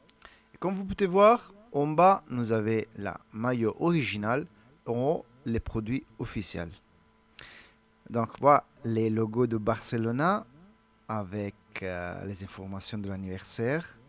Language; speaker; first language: French; non-native, learner; Italian